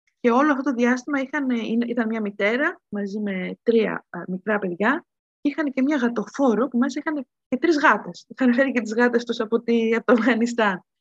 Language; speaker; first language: Greek; native; Greek